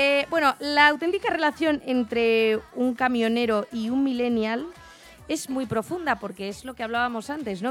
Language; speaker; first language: Spanish; native; Spanish